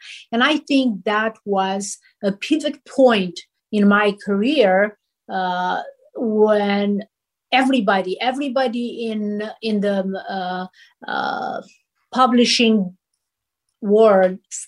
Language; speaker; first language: English; non-native, fluent; Romanian